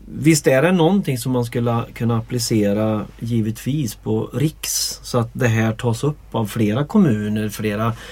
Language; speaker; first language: Swedish; native; Swedish